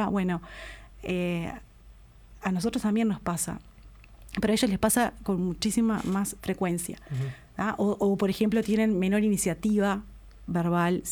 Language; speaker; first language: Spanish; native; Spanish